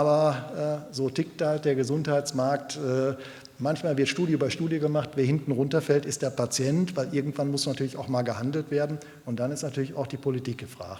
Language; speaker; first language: German; native; German